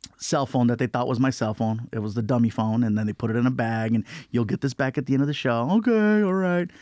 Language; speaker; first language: English; native; English